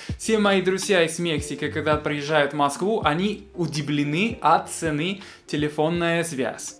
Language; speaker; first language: Russian; non-native, fluent; Spanish